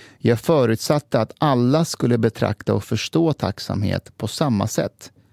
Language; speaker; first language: Swedish; early bilingual, other home language; Persian